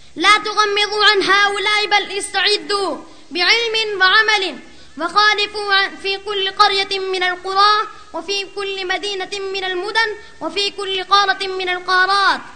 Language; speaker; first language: Arabic; non-native, fluent; Urdu